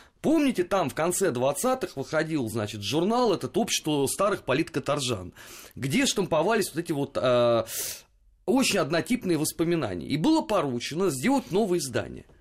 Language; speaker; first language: Russian; native; Russian